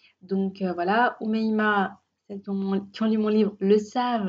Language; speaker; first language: French; native; French